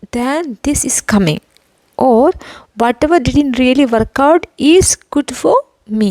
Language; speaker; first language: English; non-native, local second language; Malayalam